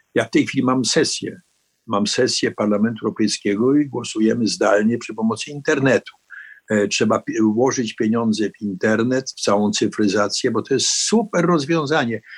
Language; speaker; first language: Polish; native; Polish